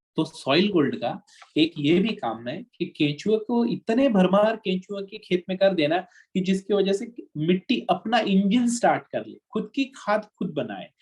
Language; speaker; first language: Hindi; non-native, local second language; Marathi